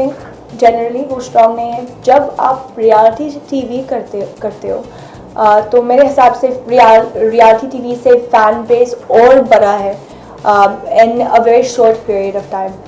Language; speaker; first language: Hindi; non-native, fluent; English